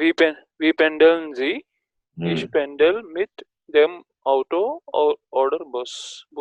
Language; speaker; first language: German; non-native, learner; Telugu